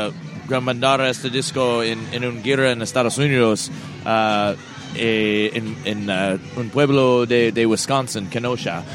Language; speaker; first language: Spanish; non-native, learner; English